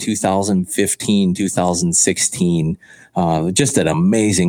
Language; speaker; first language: English; native; English